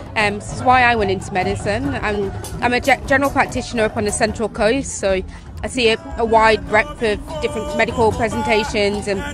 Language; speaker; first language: English; native; English